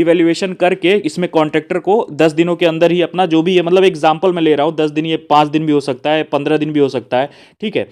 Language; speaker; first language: Hindi; native; Hindi